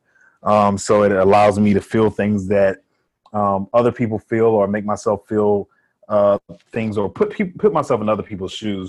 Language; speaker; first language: English; native; English